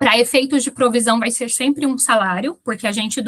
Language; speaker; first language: Portuguese; native; Portuguese